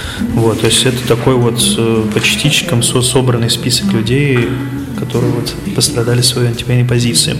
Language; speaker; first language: Russian; native; Russian